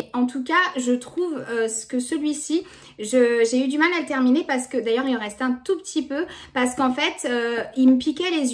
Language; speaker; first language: French; native; French